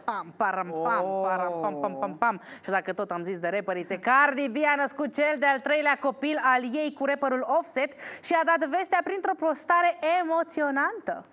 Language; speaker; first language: Romanian; native; Romanian